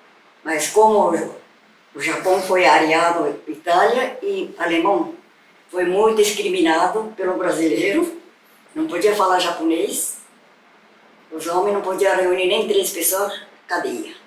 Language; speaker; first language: Portuguese; non-native, local second language; Japanese